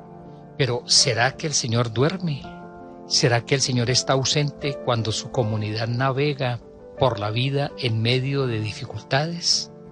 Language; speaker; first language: Spanish; native; Spanish